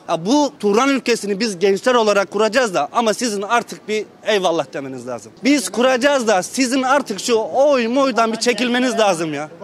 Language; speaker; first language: Turkish; native; Turkish